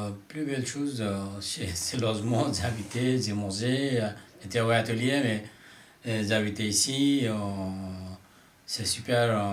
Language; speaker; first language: French; non-native, learner; Bangla